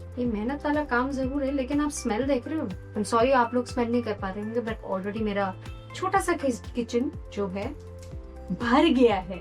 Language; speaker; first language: Hindi; non-native, local second language; Tamil